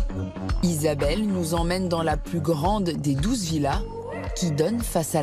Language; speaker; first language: French; native; French